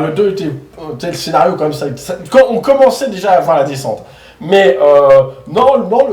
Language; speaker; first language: French; native; French